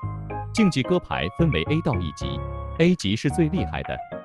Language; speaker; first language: Chinese; native; Chinese